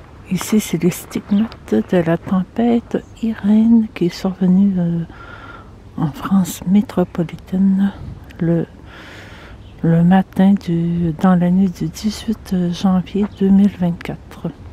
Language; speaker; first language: French; native; French